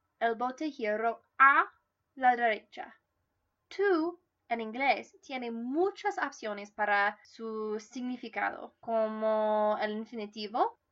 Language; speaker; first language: Spanish; non-native, learner; English